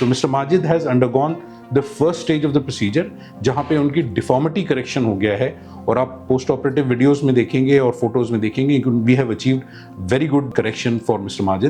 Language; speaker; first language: Hindi; native; Hindi